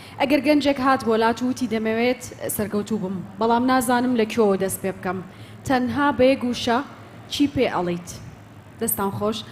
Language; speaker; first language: Central Kurdish; native; Central Kurdish